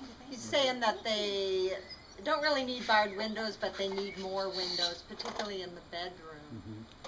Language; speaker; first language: English; native; English